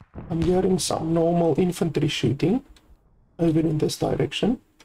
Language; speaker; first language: English; native; English